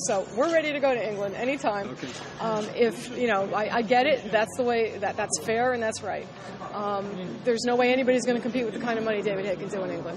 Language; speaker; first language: English; native; English